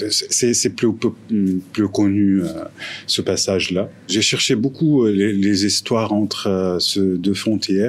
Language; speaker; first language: French; non-native, fluent; Arabic